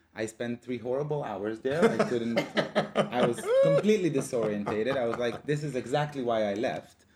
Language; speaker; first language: English; non-native, fluent; Hebrew